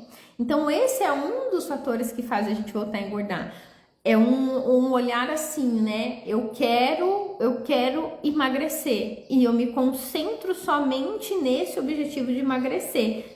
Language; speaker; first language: Portuguese; native; Portuguese